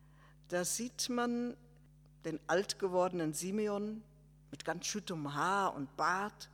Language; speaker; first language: German; native; German